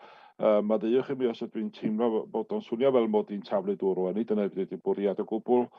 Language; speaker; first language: Welsh; native; Welsh